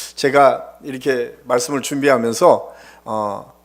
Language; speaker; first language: Korean; native; Korean